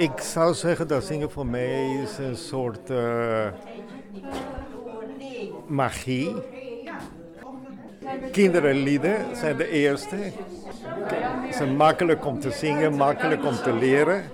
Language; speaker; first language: Dutch; non-native, learner; Spanish